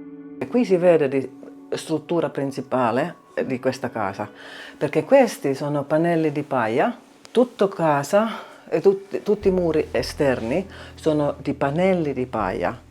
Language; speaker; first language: Italian; non-native, learner; Finnish